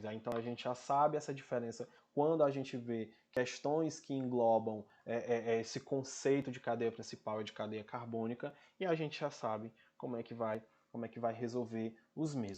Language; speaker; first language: Portuguese; native; Portuguese